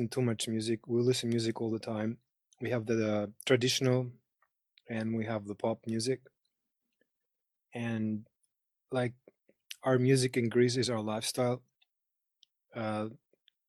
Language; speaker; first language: English; non-native, fluent; Greek